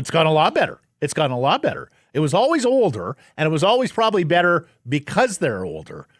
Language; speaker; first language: English; native; English